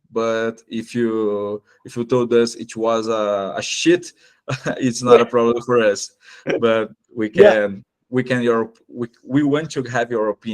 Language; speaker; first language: English; non-native, fluent; Portuguese